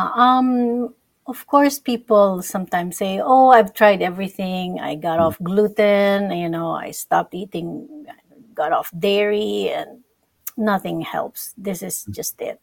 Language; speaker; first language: English; non-native, local second language; Filipino